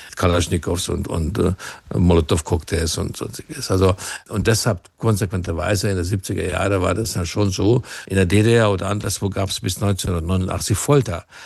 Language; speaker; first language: German; non-native, fluent; Hungarian